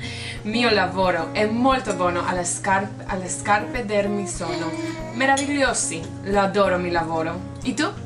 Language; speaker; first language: Italian; non-native, learner; English